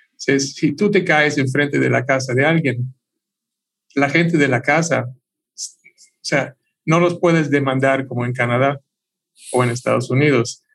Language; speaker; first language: Spanish; non-native, fluent; English